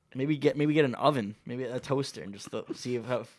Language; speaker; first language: English; native; English